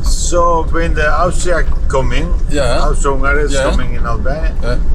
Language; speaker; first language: English; non-native, learner; Albanian